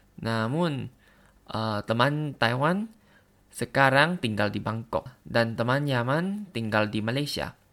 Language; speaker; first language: Indonesian; non-native, learner; Thai